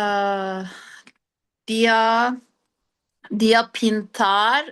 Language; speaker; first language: Indonesian; non-native, learner; Turkish